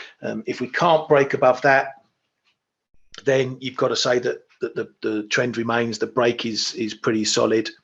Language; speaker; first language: English; native; English